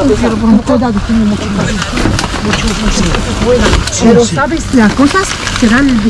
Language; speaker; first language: Spanish; non-native, learner; Arabic